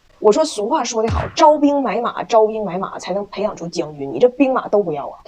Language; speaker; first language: Chinese; native; Chinese